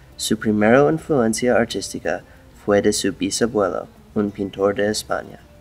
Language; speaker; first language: Spanish; non-native, learner; English